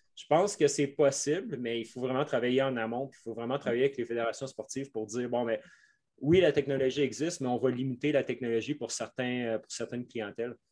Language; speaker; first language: French; native; French